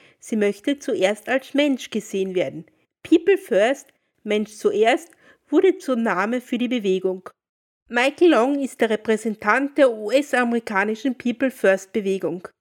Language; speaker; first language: German; native; German